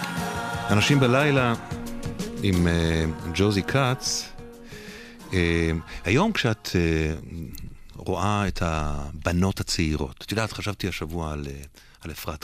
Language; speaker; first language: Hebrew; native; Hebrew